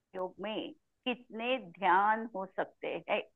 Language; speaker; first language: Hindi; non-native, local second language; Marathi